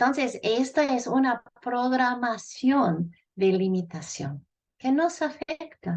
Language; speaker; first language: Spanish; non-native, fluent; English